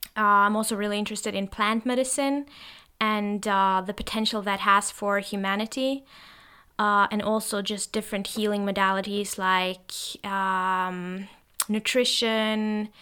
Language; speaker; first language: English; non-native, fluent; Norwegian